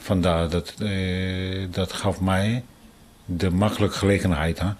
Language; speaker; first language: Dutch; non-native, fluent; Tibetan